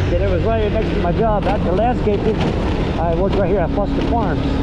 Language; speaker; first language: English; native; English